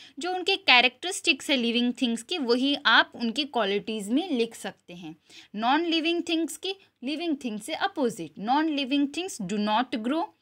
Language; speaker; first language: Hindi; non-native, local second language; Gujarati